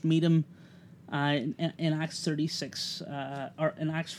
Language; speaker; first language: English; native; English